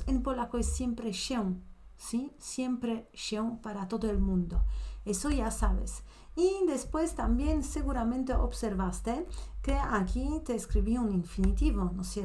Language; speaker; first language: Spanish; non-native, fluent; Polish